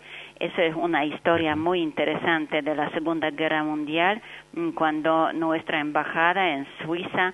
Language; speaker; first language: Spanish; non-native, fluent; Polish